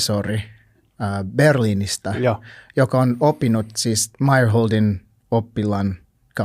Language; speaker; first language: Finnish; non-native, learner; English